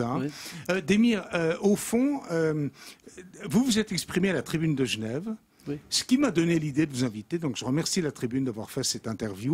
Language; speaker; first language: French; native; French